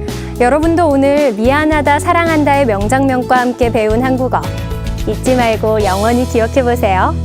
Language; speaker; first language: Korean; native; Korean